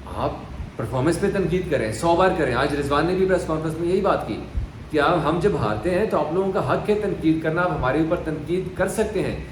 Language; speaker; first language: Urdu; non-native, local second language; Punjabi